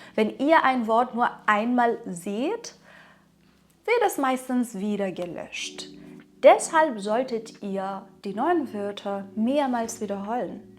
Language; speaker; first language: German; non-native, fluent; Persian